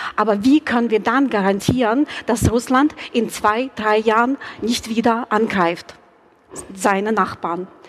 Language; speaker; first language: German; non-native, fluent; Ukrainian